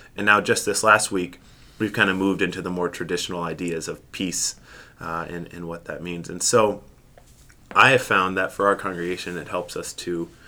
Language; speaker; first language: English; native; English